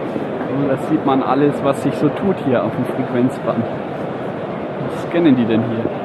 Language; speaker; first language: German; native; German